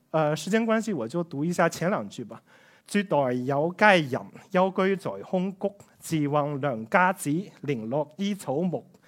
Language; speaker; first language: Chinese; native; Chinese